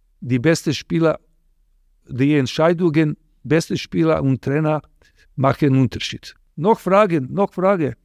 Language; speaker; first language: German; non-native, fluent; Serbian